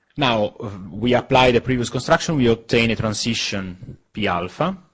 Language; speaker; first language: English; non-native, fluent; Italian